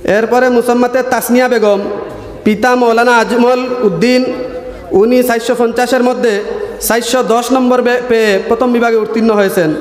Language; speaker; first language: Bangla; native; Bangla